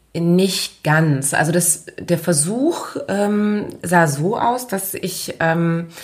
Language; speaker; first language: German; native; German